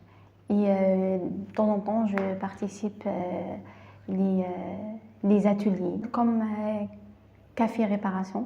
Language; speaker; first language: French; non-native, learner; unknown